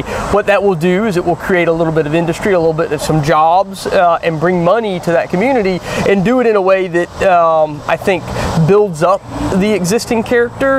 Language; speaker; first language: English; native; English